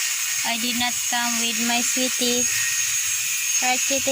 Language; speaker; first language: English; non-native, learner; Cebuano